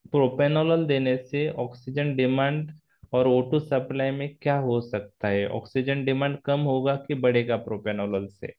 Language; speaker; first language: Hindi; non-native, local second language; Marathi